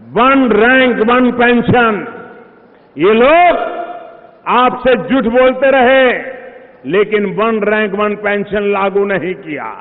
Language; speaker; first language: Hindi; non-native, local second language; Gujarati